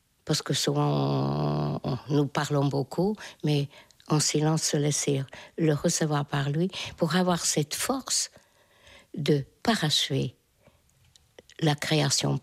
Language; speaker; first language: French; non-native, fluent; Hungarian